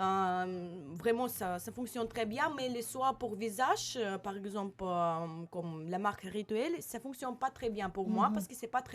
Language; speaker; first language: French; non-native, learner; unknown